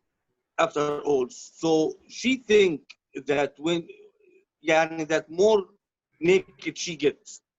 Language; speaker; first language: English; non-native, learner; Arabic